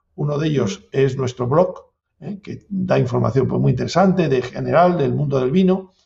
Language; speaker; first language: Spanish; native; Spanish